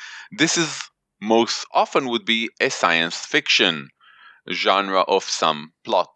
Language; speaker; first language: English; non-native, fluent; Hebrew